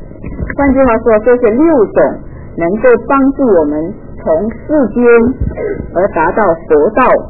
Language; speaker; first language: Chinese; native; Chinese